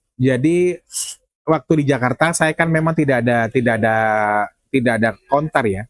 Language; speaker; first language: Indonesian; non-native, local second language; Banjar